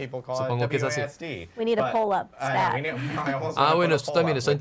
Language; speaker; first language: Spanish; native; Spanish